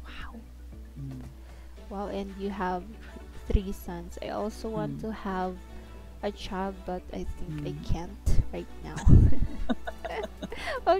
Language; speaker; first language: English; non-native, fluent; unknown